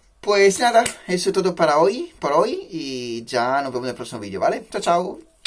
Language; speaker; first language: Spanish; non-native, fluent; Italian